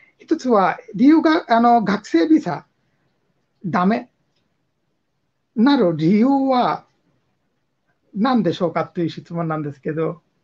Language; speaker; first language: Japanese; non-native, fluent; Bangla